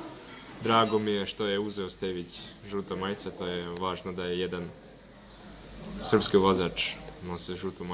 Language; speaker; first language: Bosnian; non-native, local second language; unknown